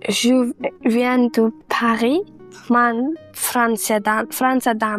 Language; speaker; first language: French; non-native, learner; Uzbek